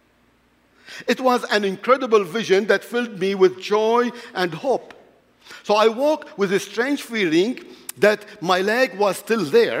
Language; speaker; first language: English; non-native, fluent; Arabic